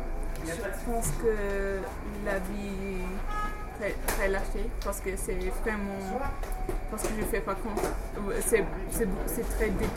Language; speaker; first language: French; non-native, fluent; English